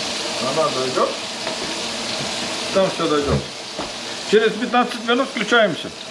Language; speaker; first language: Russian; non-native, local second language; Estonian